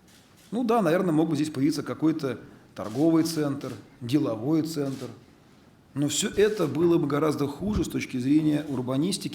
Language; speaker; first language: Russian; native; Russian